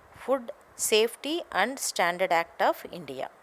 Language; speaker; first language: English; non-native, local second language; Telugu